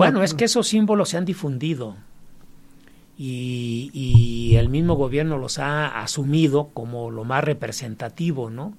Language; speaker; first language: Spanish; native; Spanish